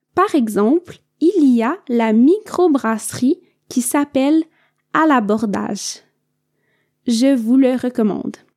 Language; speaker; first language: French; native; French